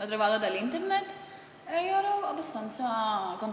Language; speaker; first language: Italian; non-native, learner; Greek